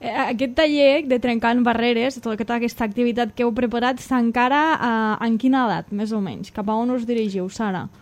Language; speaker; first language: Catalan; native; Catalan